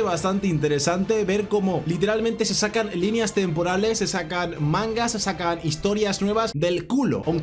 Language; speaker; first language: Spanish; native; Spanish